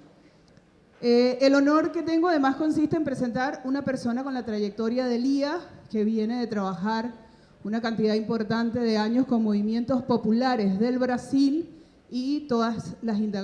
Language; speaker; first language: Spanish; native; Spanish